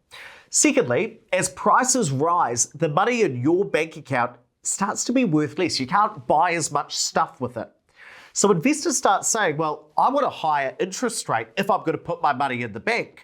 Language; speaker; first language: English; native; English